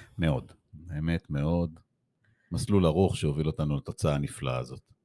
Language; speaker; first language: Hebrew; native; Hebrew